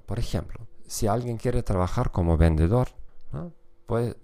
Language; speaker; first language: Spanish; non-native, fluent; German